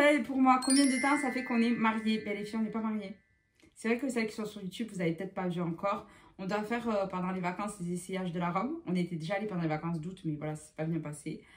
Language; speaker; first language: French; native; French